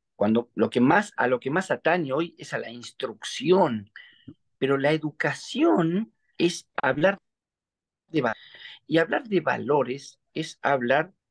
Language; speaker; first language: Spanish; native; Spanish